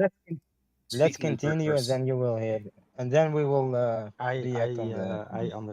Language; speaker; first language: English; non-native, fluent; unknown